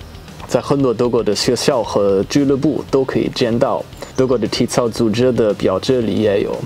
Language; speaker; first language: Chinese; non-native, fluent; German